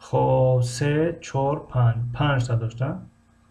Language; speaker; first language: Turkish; non-native, fluent; Tajik